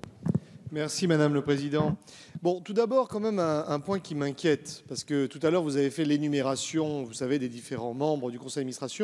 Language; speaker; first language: French; native; French